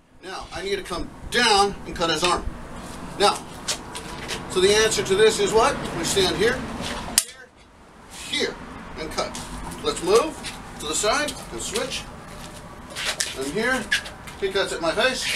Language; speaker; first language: English; native; English